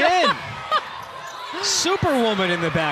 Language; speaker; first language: English; native; English